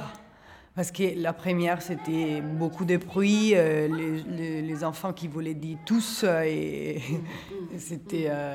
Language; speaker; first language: French; non-native, fluent; Italian